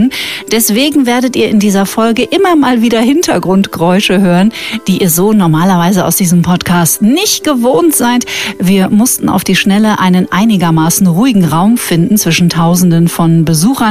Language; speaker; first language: German; native; German